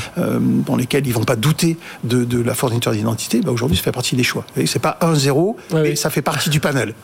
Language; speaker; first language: French; native; French